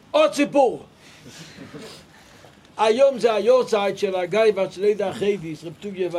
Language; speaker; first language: Hebrew; non-native, local second language; Yiddish